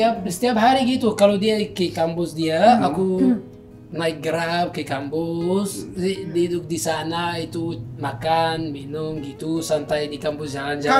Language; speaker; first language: Indonesian; non-native, learner; Arabic